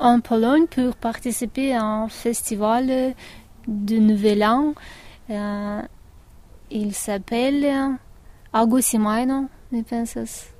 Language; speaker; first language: French; non-native, learner; Russian